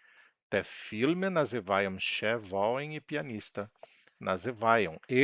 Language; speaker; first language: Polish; non-native, learner; Portuguese